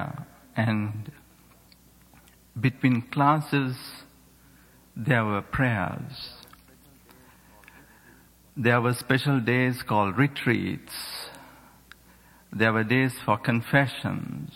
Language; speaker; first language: English; non-native, local second language; Sinhala